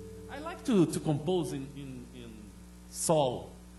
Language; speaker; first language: English; non-native, learner; Portuguese